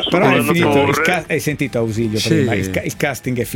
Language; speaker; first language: Italian; native; Italian